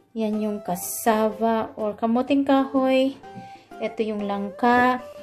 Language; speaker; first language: Filipino; non-native, local second language; Iloko